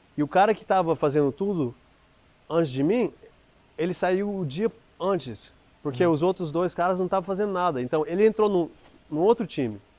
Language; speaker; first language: Portuguese; early bilingual, heritage; Portuguese